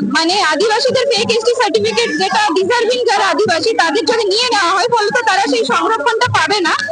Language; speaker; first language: Bangla; non-native, local second language; Santali